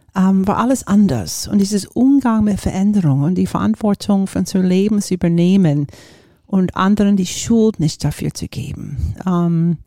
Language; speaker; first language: German; non-native, fluent; English